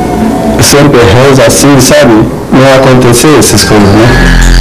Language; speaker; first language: Portuguese; non-native, learner; Japanese